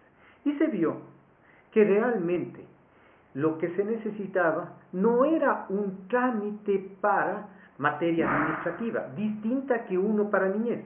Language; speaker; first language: Spanish; native; Spanish